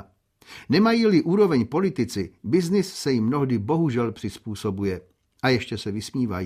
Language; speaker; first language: Czech; native; Czech